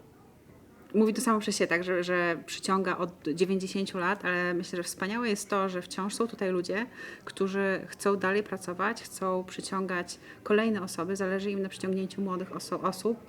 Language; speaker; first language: Polish; native; Polish